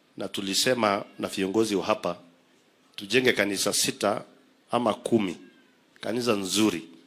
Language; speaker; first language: Swahili; non-native, local second language; Kalenjin